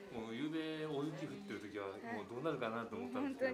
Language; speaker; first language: Japanese; native; Japanese